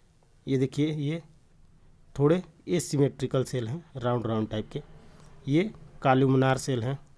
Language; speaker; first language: Hindi; native; Hindi